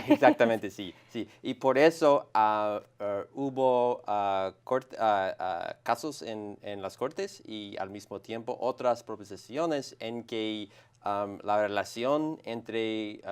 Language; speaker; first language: Spanish; non-native, learner; English